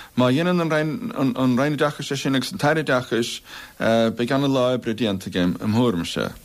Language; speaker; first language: Irish; native; Irish